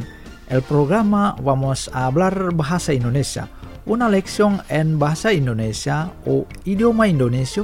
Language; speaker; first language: Spanish; non-native, fluent; Indonesian